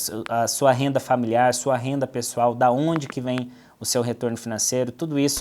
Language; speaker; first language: Portuguese; native; Portuguese